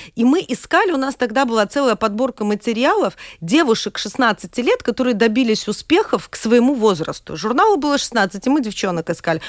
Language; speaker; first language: Russian; native; Russian